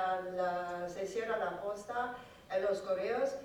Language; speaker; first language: Spanish; non-native, fluent; French